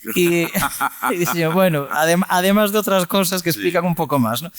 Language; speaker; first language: Spanish; native; Spanish